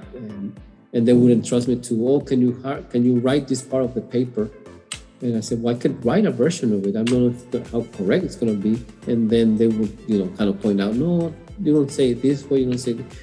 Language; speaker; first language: English; non-native, fluent; Spanish